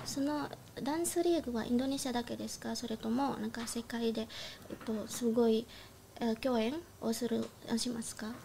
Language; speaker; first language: Japanese; non-native, learner; Indonesian